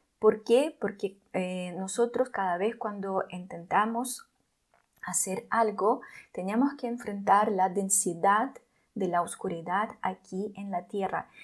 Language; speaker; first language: Spanish; non-native, fluent; Russian